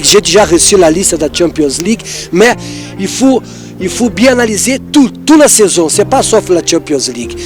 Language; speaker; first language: French; non-native, fluent; Portuguese